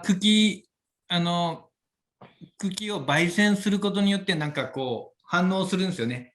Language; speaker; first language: Japanese; native; Japanese